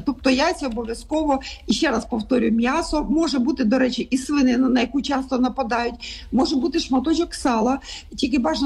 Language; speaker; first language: Ukrainian; native; Ukrainian